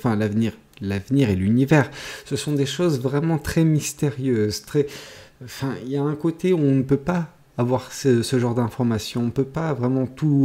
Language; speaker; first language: French; native; French